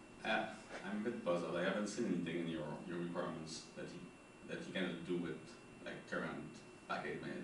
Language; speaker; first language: English; non-native, fluent; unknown